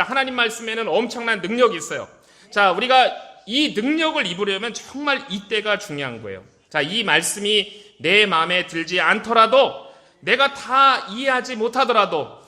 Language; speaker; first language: Korean; native; Korean